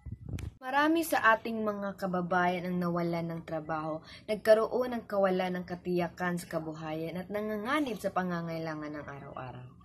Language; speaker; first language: Filipino; native; Filipino